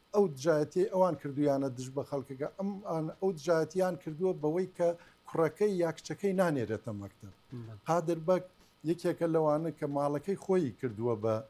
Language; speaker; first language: Central Kurdish; non-native, local second language; Gurani